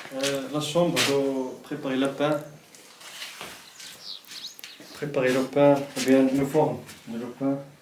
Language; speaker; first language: French; non-native, learner; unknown